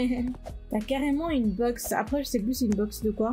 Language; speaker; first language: French; native; French